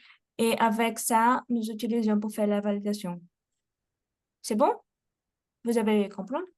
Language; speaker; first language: French; non-native, fluent; Portuguese